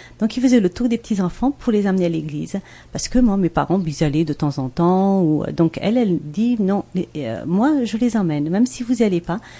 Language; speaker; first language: French; non-native, local second language; Malagasy